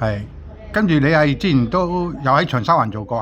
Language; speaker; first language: Cantonese; native; Cantonese